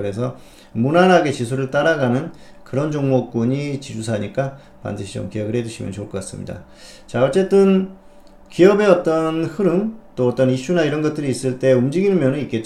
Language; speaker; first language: Korean; native; Korean